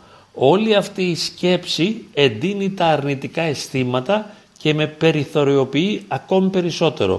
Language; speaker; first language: Greek; native; Greek